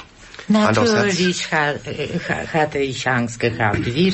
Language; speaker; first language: German; non-native, learner; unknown